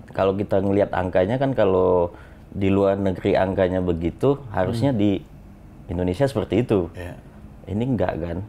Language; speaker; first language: Indonesian; non-native, fluent; German